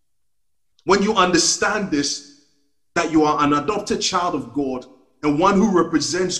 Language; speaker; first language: English; non-native, local second language; Akan